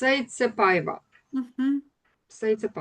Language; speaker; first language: Estonian; non-native, learner; Russian